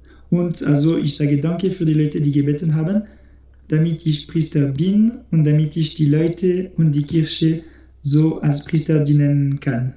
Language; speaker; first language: German; non-native, fluent; French